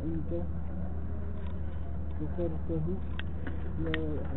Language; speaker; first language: Arabic; non-native, learner; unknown